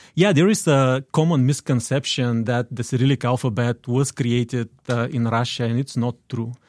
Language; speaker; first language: English; non-native, fluent; Bulgarian